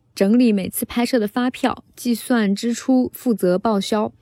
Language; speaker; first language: Chinese; native; Chinese